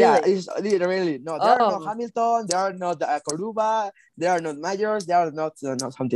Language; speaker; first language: English; non-native, learner; Spanish